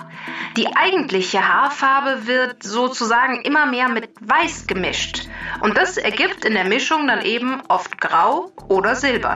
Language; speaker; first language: German; native; German